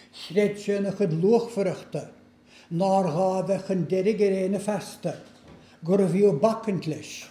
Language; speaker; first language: Irish; native; Irish